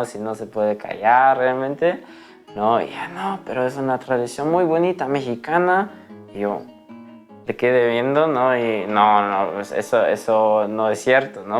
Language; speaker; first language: Spanish; non-native, fluent; German